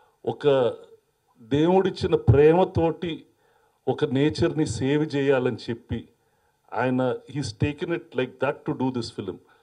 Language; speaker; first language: English; non-native, local second language; Telugu